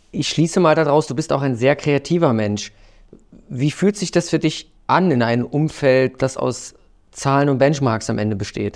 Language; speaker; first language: German; native; German